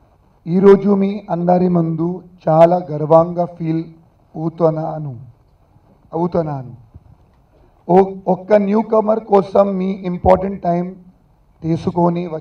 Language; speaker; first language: Telugu; non-native, learner; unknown